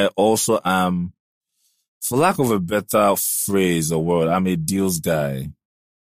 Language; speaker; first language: English; non-native, local second language; Igbo